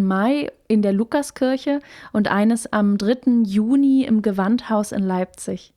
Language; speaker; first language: German; native; German